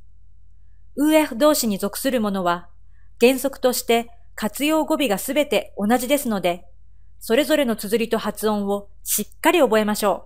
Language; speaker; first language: Japanese; native; Japanese